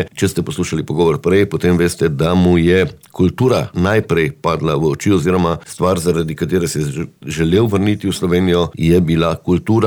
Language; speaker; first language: Slovenian; native; Slovenian